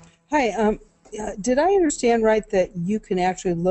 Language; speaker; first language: English; native; English